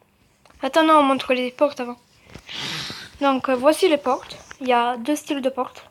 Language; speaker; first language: French; native; French